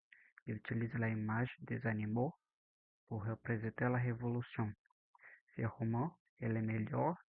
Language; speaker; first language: French; non-native, learner; Portuguese